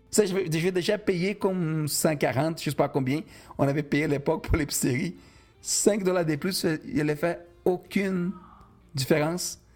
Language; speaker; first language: French; non-native, fluent; Portuguese